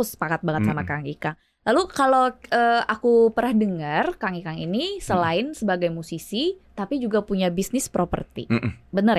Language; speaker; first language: Indonesian; native; Indonesian